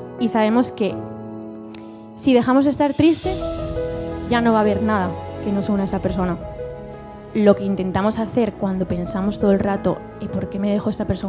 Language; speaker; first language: Spanish; native; Spanish